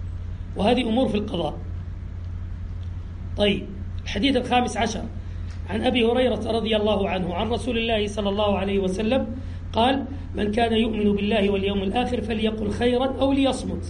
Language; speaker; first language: Arabic; native; Arabic